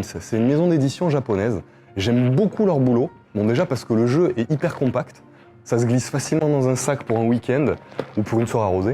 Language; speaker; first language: French; native; French